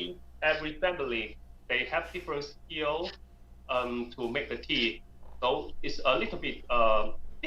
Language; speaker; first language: English; non-native, learner; Chinese